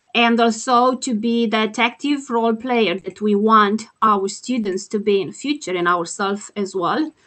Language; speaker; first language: English; non-native, fluent; Romanian